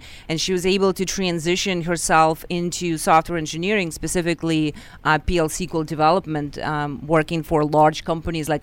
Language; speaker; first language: English; non-native, fluent; Russian